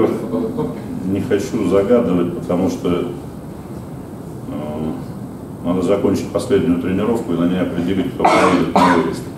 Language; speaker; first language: Russian; native; Russian